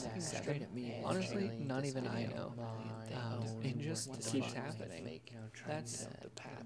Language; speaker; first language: English; native; English